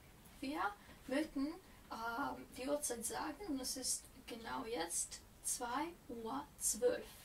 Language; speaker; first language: German; non-native, fluent; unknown